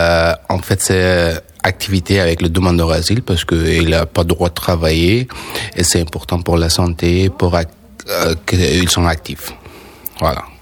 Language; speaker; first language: French; non-native, learner; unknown